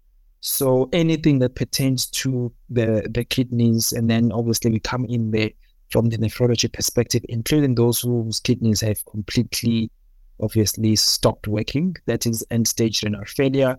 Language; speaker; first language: English; non-native, local second language; Zulu